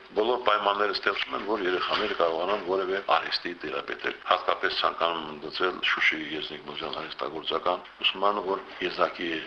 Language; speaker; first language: Armenian; native; Armenian